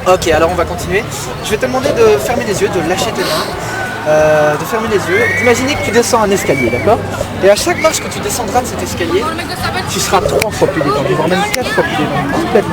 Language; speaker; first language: French; native; French